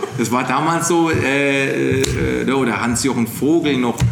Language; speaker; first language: German; native; German